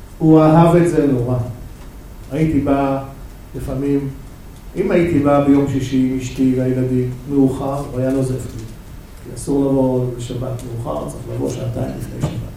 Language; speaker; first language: Hebrew; non-native, fluent; English